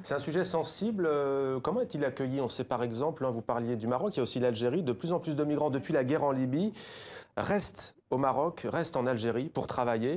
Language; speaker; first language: French; native; French